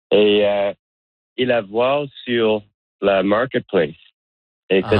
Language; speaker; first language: French; non-native, learner; English